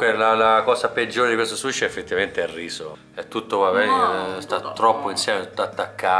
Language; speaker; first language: Italian; native; Italian